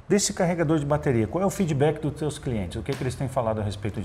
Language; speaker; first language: Portuguese; native; Portuguese